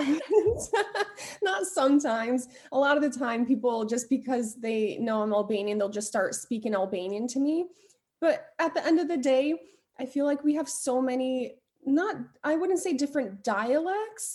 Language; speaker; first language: English; early bilingual, other home language; Albanian